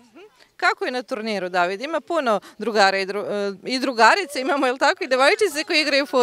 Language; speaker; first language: Serbian; native; Serbian